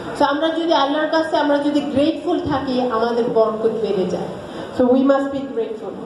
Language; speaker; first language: Bangla; early bilingual, heritage; Bangla